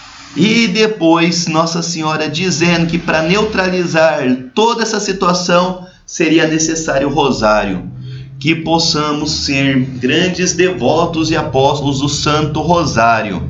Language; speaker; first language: Portuguese; native; Portuguese